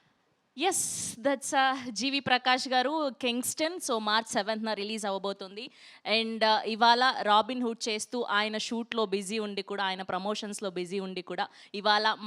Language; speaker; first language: Telugu; native; Telugu